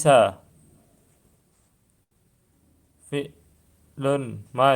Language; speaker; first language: Arabic; non-native, learner; Indonesian